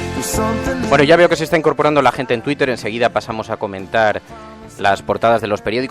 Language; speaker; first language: Spanish; native; Spanish